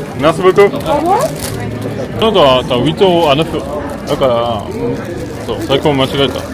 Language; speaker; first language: French; non-native, fluent; Japanese